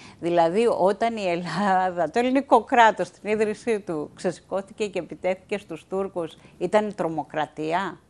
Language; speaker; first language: Greek; native; Greek